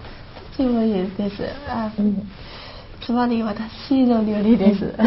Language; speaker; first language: Japanese; non-native, learner; Chinese